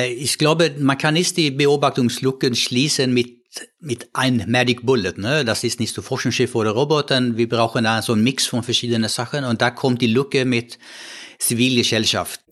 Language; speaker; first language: German; non-native, fluent; Swedish